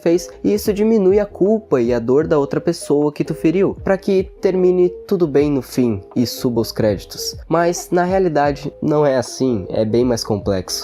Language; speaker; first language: Portuguese; native; Portuguese